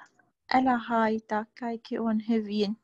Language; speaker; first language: Finnish; non-native, learner; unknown